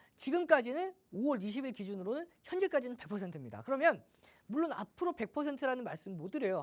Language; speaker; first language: Korean; native; Korean